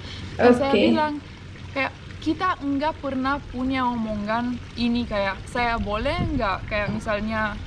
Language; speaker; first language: Indonesian; non-native, fluent; Romanian